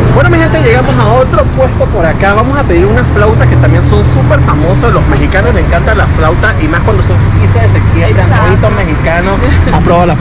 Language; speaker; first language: Spanish; native; Spanish